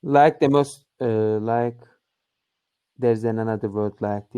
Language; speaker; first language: English; non-native, learner; Turkish